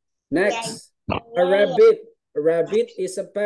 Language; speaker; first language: English; non-native, fluent; Indonesian